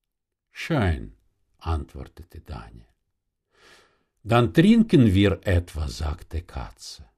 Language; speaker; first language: German; non-native, fluent; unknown